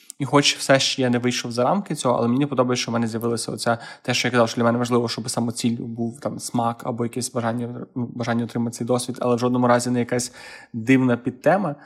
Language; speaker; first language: Ukrainian; native; Ukrainian